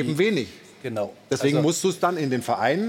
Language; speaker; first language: German; native; German